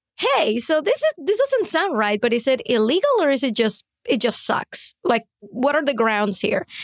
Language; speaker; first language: English; non-native, fluent; Spanish